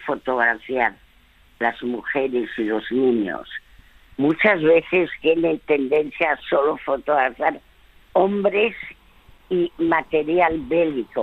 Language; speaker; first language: Spanish; early bilingual, other home language; French